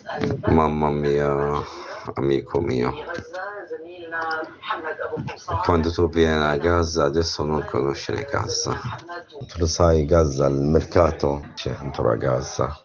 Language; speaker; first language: Italian; non-native, learner; Arabic